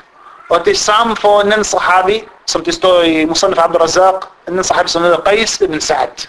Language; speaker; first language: Danish; non-native, fluent; Arabic